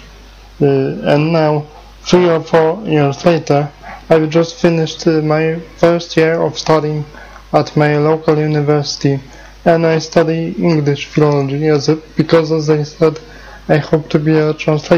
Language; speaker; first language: English; non-native, fluent; Polish